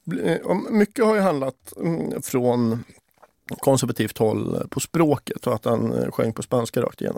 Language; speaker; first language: Swedish; native; Swedish